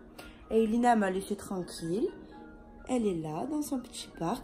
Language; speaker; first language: French; native; French